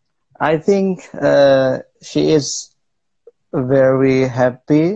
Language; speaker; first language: English; non-native, learner; Indonesian